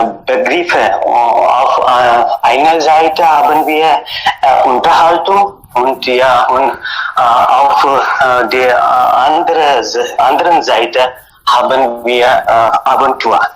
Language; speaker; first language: German; non-native, learner; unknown